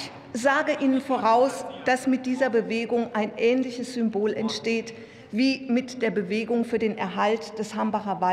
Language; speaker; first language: German; native; German